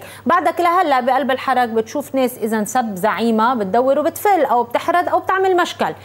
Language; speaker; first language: Arabic; native; Arabic